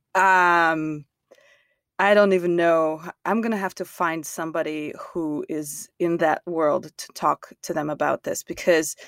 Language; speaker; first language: English; non-native, fluent; Russian